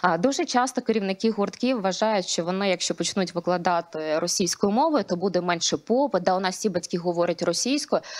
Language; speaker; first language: Ukrainian; non-native, local second language; Russian